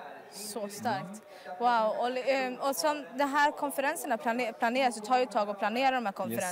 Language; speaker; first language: Swedish; native; Swedish